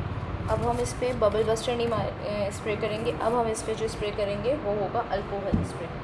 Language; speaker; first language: Hindi; native; Hindi